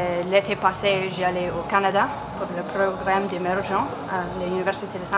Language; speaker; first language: French; non-native, local second language; English